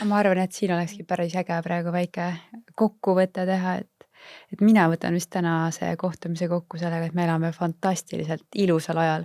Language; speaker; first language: Estonian; native; Estonian